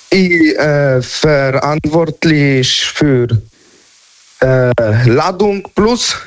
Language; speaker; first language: German; non-native, learner; Polish